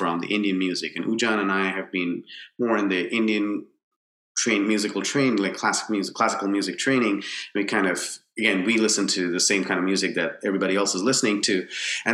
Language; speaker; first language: English; non-native, local second language; Bangla